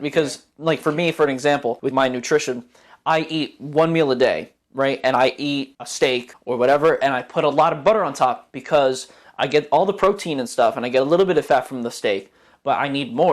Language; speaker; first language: English; native; English